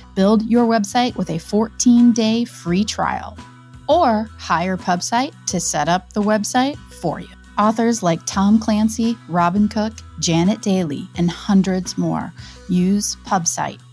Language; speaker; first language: English; native; English